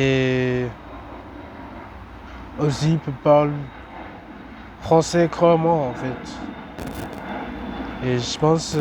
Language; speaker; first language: French; non-native, learner; English